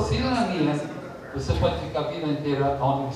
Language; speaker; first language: Portuguese; early bilingual, heritage; Portuguese